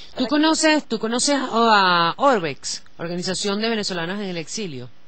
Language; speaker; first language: Spanish; native; Spanish